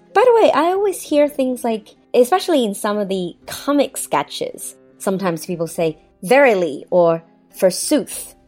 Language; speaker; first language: English; non-native, fluent; Chinese